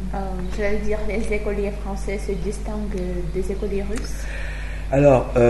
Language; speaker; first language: French; non-native, learner; Russian